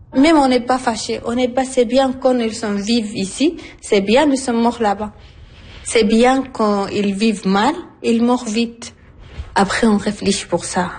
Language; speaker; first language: French; non-native, learner; Arabic